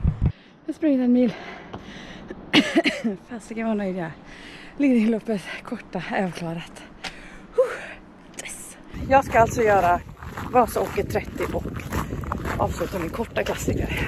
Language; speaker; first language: Swedish; native; Swedish